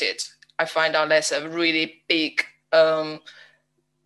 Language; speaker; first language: English; non-native, fluent; Chinese